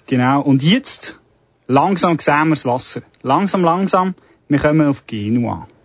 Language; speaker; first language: German; early bilingual, other home language; Serbian